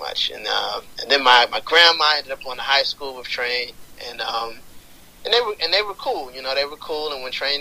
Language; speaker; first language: English; native; English